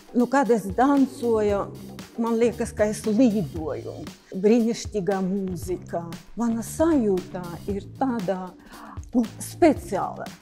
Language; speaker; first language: Latvian; non-native, learner; Russian